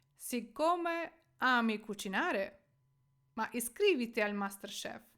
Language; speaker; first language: Italian; non-native, fluent; Ukrainian